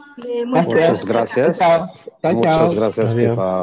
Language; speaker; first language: Spanish; non-native, fluent; Arabic